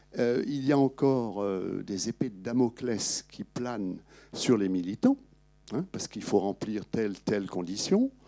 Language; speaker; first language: French; native; French